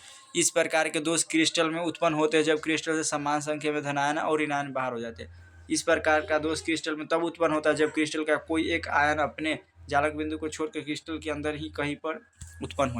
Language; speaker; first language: Hindi; native; Hindi